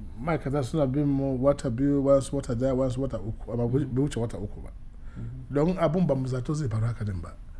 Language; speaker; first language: Hausa; non-native, local second language; Igbo